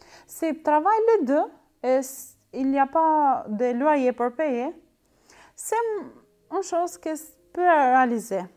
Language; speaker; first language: French; non-native, learner; Albanian